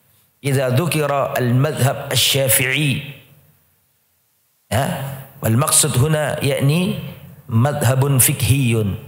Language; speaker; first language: Arabic; non-native, fluent; Indonesian